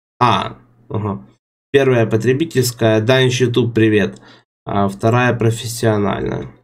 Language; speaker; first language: Russian; native; Russian